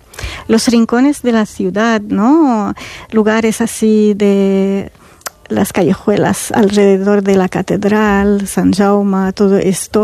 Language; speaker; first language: Spanish; non-native, fluent; Arabic